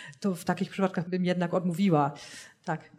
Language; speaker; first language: Polish; non-native, fluent; German